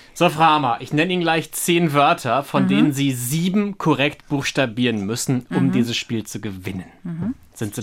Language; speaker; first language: German; native; German